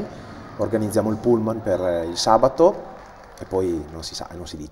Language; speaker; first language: Italian; native; Italian